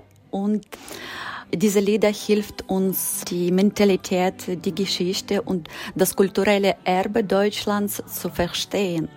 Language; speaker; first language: German; non-native, learner; Ukrainian